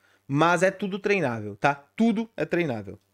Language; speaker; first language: Portuguese; native; Portuguese